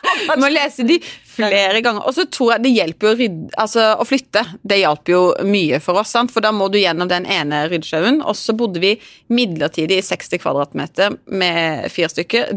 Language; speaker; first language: Norwegian; native; Norwegian